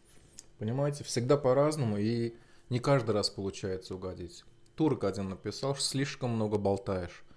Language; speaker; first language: Russian; non-native, fluent; Azerbaijani